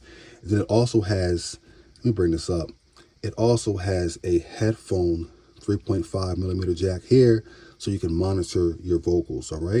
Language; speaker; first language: English; native; English